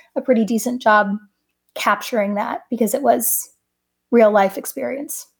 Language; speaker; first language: English; native; English